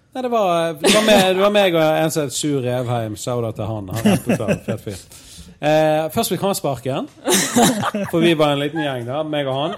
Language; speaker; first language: Norwegian; native; Norwegian